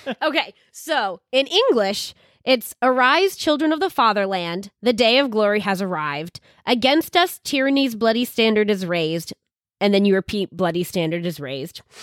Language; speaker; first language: English; native; English